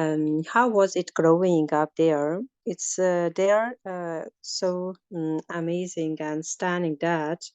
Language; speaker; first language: English; non-native, learner; Azerbaijani